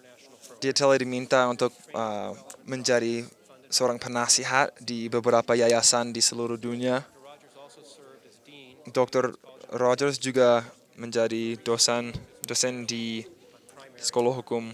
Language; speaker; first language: Indonesian; non-native, fluent; English